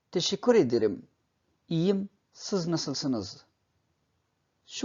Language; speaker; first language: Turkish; non-native, fluent; Urdu